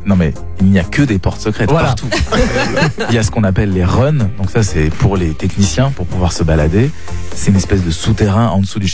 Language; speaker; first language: French; native; French